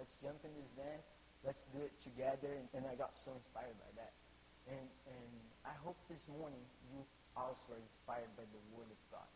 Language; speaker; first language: English; non-native, fluent; Portuguese